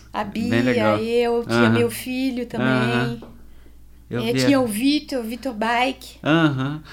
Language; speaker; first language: Portuguese; non-native, fluent; French